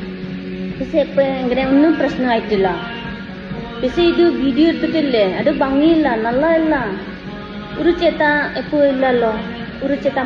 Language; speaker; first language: Malayalam; non-native, learner; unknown